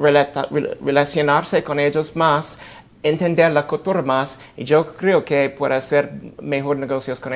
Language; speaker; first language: Spanish; non-native, fluent; English